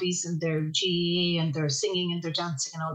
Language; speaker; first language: English; native; English